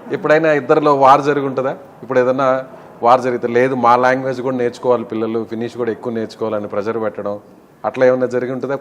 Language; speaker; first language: Telugu; native; Telugu